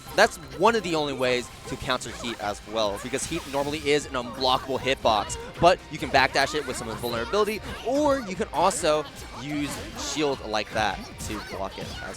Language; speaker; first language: English; native; English